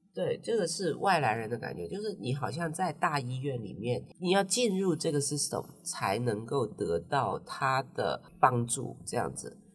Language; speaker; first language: Chinese; non-native, local second language; Cantonese